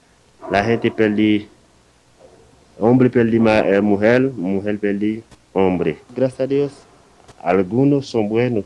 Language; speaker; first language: Spanish; non-native, learner; Haitian Creole